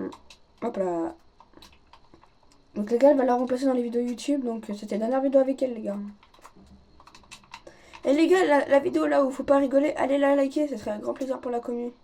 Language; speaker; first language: French; native; French